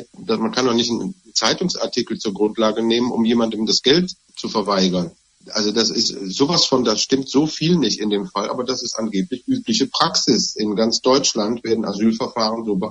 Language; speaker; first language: German; native; German